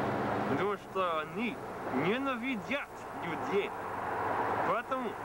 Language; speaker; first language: Russian; non-native, learner; English